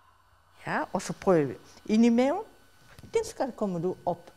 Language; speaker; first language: Danish; non-native, fluent; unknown